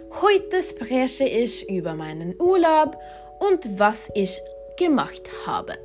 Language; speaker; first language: German; non-native, learner; Norwegian